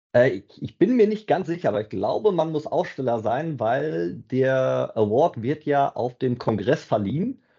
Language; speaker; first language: German; native; German